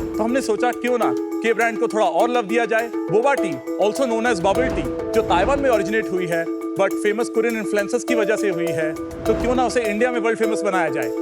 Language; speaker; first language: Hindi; non-native, local second language; Punjabi